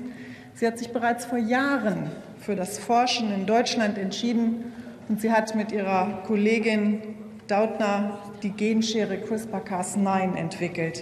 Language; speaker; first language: German; native; German